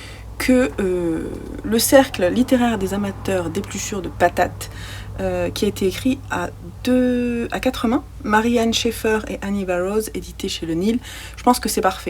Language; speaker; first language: French; native; French